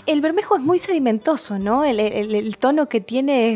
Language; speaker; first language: Spanish; native; Spanish